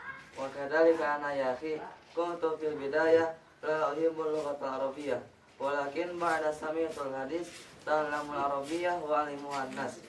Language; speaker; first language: Arabic; non-native, learner; Indonesian